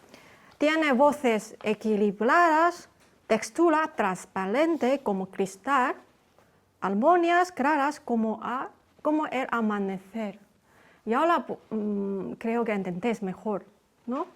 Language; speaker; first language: Spanish; non-native, fluent; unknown